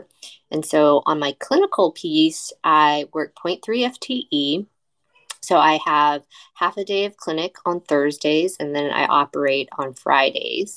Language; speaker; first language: English; native; English